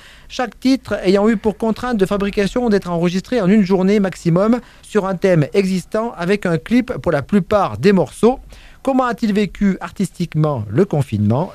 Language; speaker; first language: French; native; French